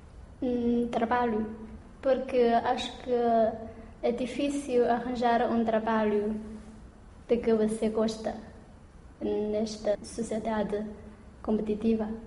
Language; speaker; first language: Portuguese; non-native, learner; Chinese